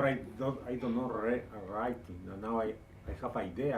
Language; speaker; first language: English; non-native, learner; Spanish